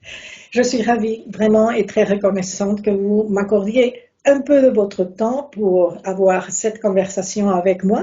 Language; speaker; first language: French; non-native, fluent; Spanish